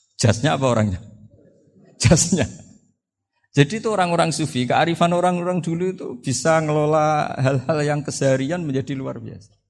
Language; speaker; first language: Indonesian; non-native, local second language; Javanese